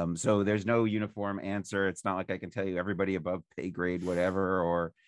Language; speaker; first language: English; native; English